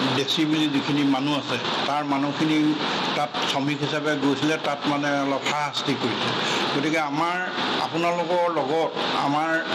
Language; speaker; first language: Assamese; native; Assamese